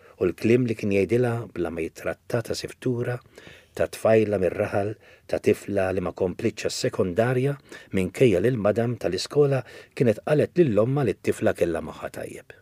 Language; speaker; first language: Maltese; native; Maltese